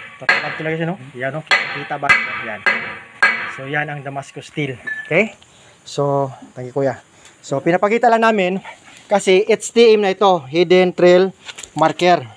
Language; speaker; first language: Filipino; non-native, local second language; Cebuano